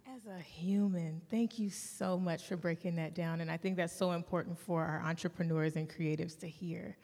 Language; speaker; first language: English; early bilingual, other home language; Yoruba